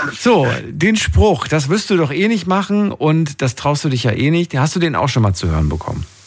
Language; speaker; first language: German; native; German